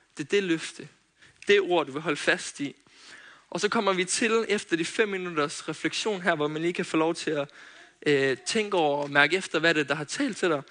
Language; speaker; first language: Danish; native; Danish